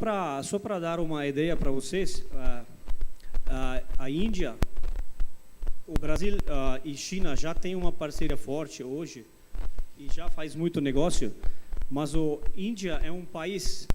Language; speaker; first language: Portuguese; non-native, fluent; English